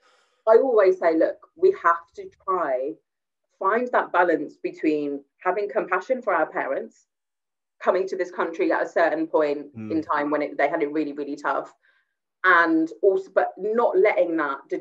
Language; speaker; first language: English; native; English